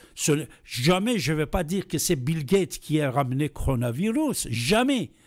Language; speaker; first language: French; non-native, fluent; Persian